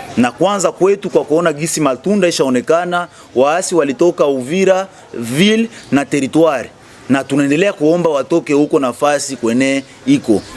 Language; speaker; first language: Swahili; native; Swahili